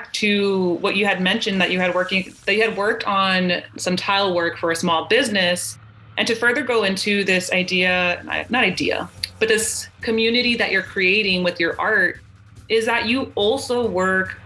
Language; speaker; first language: English; early bilingual, other home language; Spanish